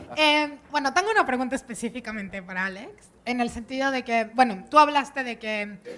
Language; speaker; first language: Spanish; native; Spanish